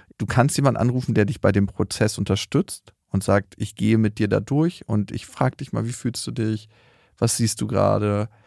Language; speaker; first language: German; native; German